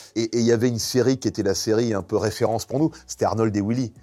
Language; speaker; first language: French; native; French